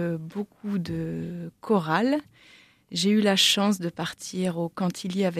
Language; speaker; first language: French; native; French